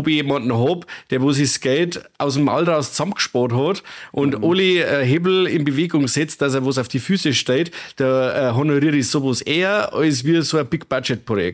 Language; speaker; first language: German; native; German